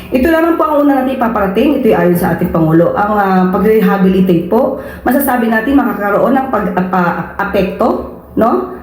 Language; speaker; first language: Filipino; native; Filipino